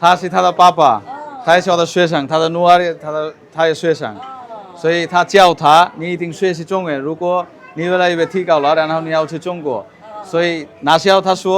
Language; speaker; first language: Chinese; non-native, learner; Bangla